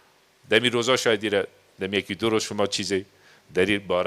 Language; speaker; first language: Persian; native; Persian